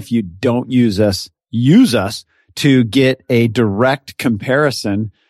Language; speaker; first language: English; native; English